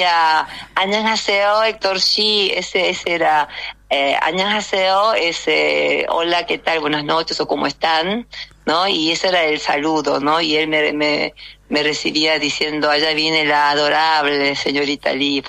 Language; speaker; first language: Spanish; early bilingual, other home language; Korean